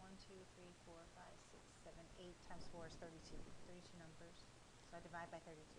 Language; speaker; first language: English; native; English